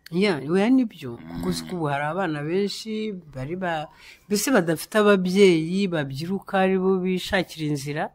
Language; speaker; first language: Kinyarwanda; early bilingual, heritage; Kinyarwanda